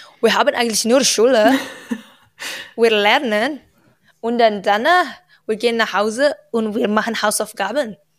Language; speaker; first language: German; non-native, learner; Indonesian